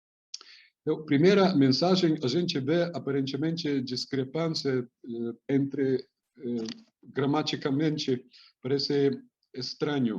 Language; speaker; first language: Portuguese; non-native, fluent; Hebrew